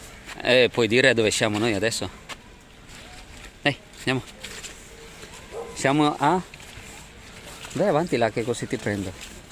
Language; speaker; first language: Italian; non-native, fluent; Filipino